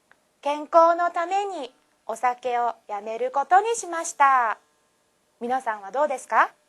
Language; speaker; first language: Japanese; non-native, fluent; Korean